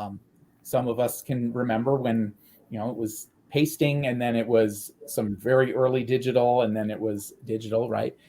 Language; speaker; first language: English; native; English